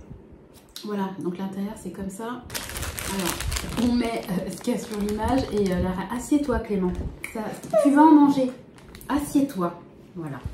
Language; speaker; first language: French; native; French